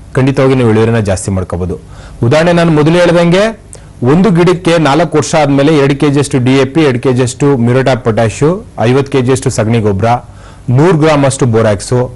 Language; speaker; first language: Kannada; native; Kannada